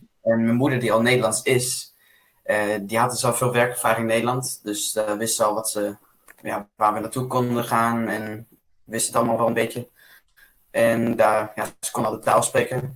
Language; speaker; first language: Dutch; early bilingual, other home language; German